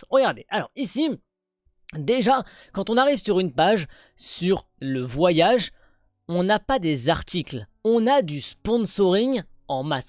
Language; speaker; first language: French; native; French